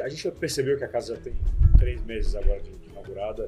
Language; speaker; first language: Portuguese; native; Portuguese